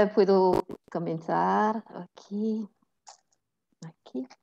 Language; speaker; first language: Spanish; non-native, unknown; French